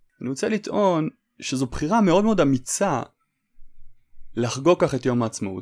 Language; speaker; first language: Hebrew; native; Hebrew